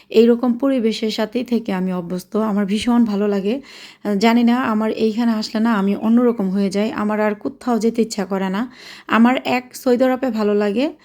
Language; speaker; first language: Bangla; early bilingual, heritage; Bangla